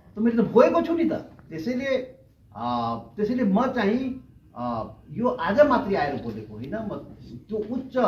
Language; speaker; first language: Nepali; non-native, local second language; Maithili